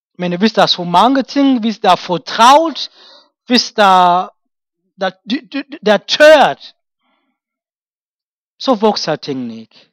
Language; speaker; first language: Danish; non-native, fluent; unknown